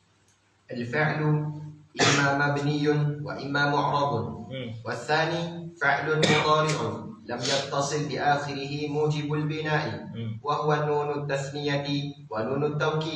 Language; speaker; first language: Arabic; non-native, learner; Malay